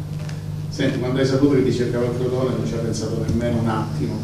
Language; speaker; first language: Italian; native; Italian